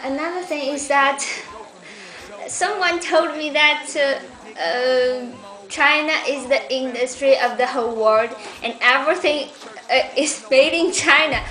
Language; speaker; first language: English; non-native, learner; Chinese